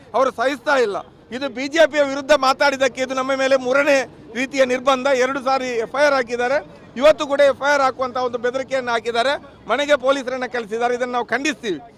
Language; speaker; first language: Kannada; native; Kannada